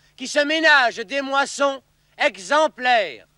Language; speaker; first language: French; native; French